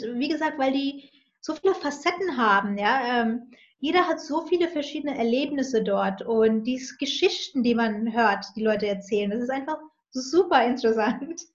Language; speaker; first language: German; non-native, fluent; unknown